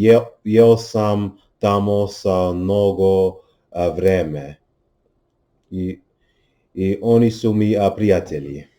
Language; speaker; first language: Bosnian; non-native, learner; English